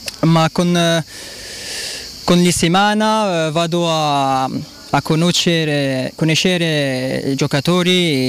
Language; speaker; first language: Italian; non-native, learner; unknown